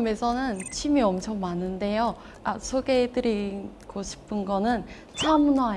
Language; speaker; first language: Korean; non-native, fluent; Vietnamese